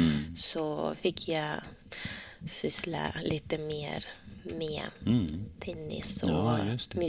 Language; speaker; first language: Swedish; non-native, learner; Russian